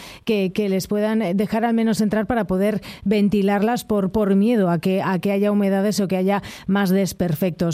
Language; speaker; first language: Spanish; native; Spanish